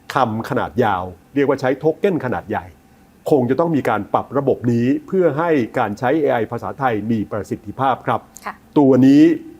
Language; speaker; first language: Thai; native; Thai